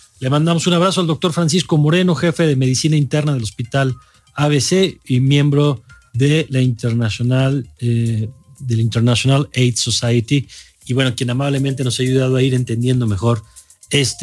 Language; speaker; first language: Spanish; native; Spanish